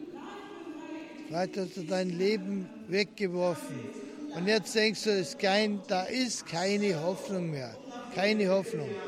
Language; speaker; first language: German; early bilingual, heritage; German